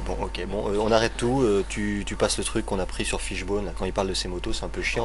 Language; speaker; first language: French; native; French